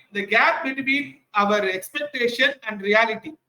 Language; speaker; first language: English; non-native, local second language; Tamil